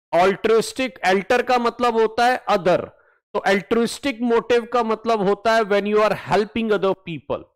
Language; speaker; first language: Hindi; native; Hindi